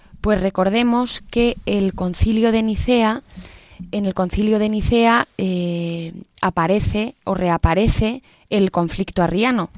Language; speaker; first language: Spanish; native; Spanish